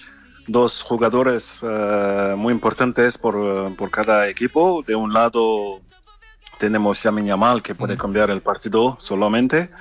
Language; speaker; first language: Spanish; non-native, fluent; French